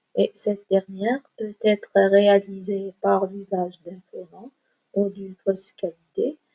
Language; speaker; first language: French; non-native, local second language; Arabic